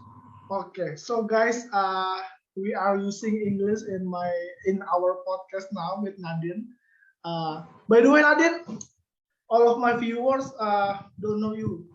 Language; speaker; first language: English; non-native, learner; Indonesian